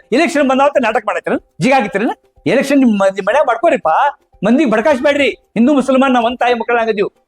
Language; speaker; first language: Kannada; non-native, local second language; Urdu